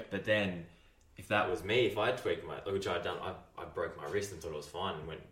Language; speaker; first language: English; native; English